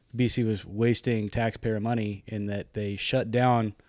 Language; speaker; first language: English; native; English